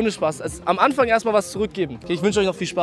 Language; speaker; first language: German; native; German